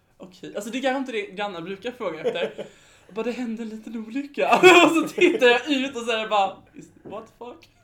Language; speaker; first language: Swedish; native; Swedish